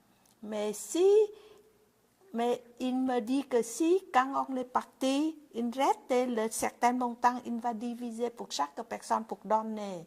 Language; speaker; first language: French; non-native, learner; Vietnamese